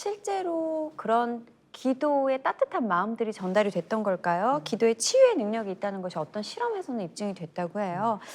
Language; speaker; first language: Korean; native; Korean